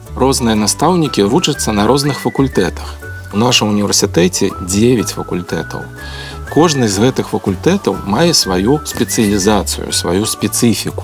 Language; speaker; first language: Belarusian; native; Belarusian